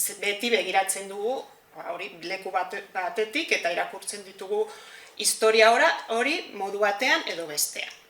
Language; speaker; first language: Basque; non-native, fluent; Catalan